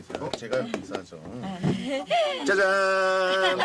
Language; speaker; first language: Korean; native; Korean